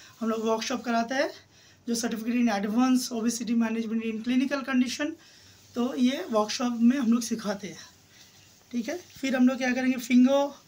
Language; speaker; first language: Hindi; non-native, local second language; Bangla